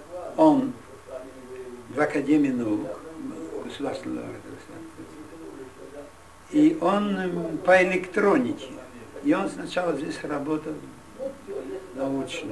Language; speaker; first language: Russian; non-native, fluent; Yiddish